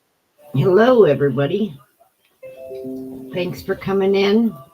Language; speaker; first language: English; native; English